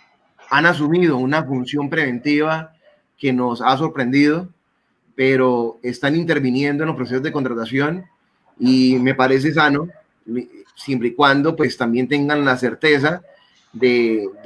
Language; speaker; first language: Spanish; native; Spanish